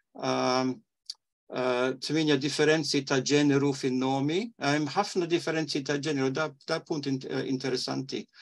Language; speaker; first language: Maltese; early bilingual, heritage; Maltese